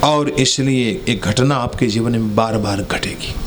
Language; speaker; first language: Hindi; non-native, local second language; Gujarati